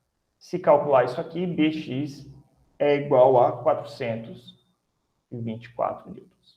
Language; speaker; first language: Portuguese; native; Portuguese